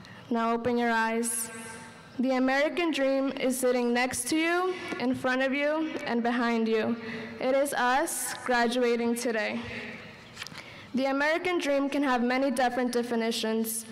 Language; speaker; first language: English; early bilingual, other home language; Spanish